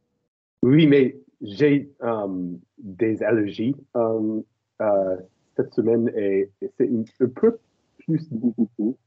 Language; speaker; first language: French; non-native, learner; English